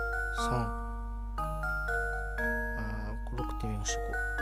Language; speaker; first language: Japanese; native; Japanese